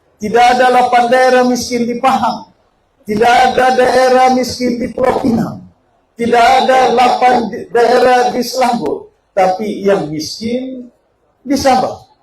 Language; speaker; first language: Malay; native; Malay